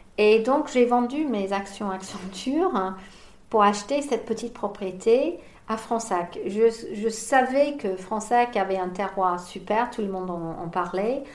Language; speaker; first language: French; non-native, fluent; English